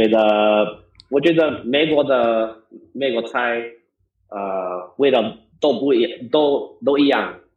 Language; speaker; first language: Chinese; non-native, learner; English